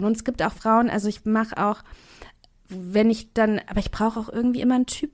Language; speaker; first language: German; native; German